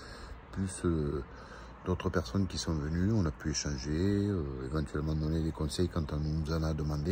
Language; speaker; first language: French; native; French